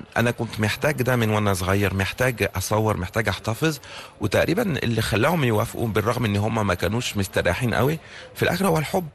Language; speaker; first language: Arabic; early bilingual, heritage; Arabic